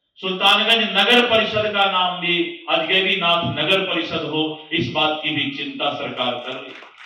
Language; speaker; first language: Hindi; native; Hindi